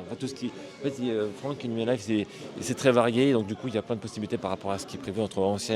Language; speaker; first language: French; native; French